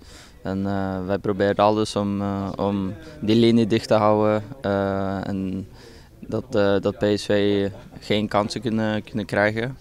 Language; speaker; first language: Dutch; non-native, fluent; Norwegian